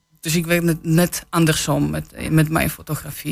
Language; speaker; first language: Dutch; non-native, fluent; Polish